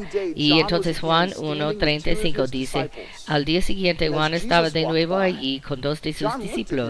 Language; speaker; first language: Spanish; non-native, fluent; English